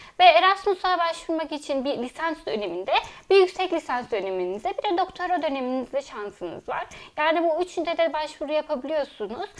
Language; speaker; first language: Turkish; early bilingual, heritage; Turkish